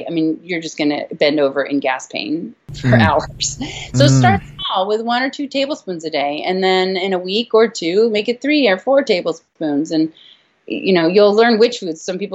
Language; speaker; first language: English; native; English